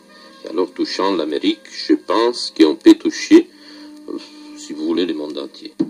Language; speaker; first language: French; non-native, fluent; Italian